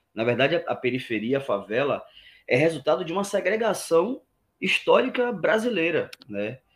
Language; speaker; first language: Portuguese; native; Portuguese